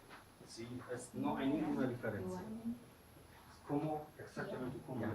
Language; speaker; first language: Spanish; non-native, fluent; German